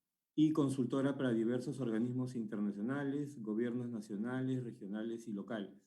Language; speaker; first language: Spanish; native; Spanish